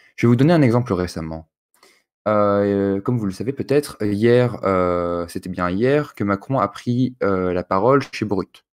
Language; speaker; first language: French; native; French